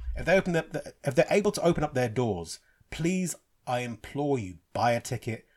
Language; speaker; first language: English; native; English